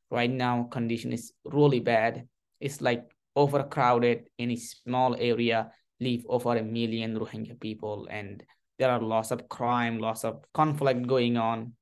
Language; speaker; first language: English; non-native, learner; Rohingya